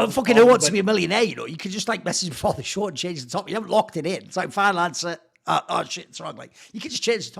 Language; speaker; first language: English; native; English